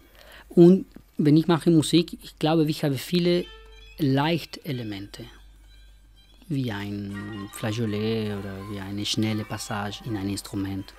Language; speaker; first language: German; non-native, fluent; Spanish